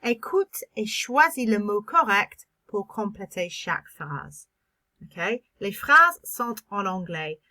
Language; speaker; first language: French; non-native, fluent; English